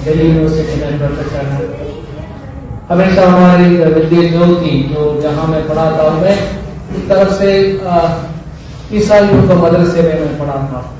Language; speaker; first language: Hindi; non-native, local second language; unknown